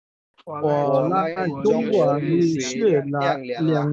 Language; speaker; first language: Chinese; non-native, learner; Bangla